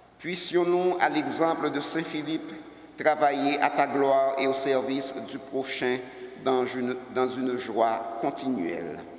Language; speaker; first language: French; native; French